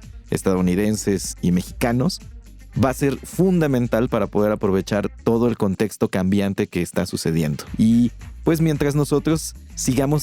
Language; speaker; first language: Spanish; native; Spanish